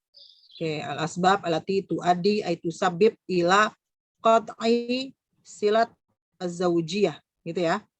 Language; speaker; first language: Arabic; non-native, fluent; Indonesian